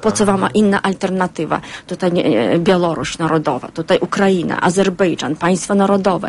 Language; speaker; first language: Polish; non-native, fluent; Azerbaijani